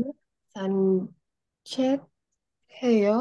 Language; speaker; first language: Korean; non-native, learner; Indonesian